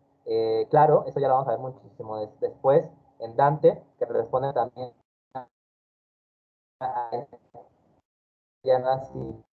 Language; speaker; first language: Spanish; native; Spanish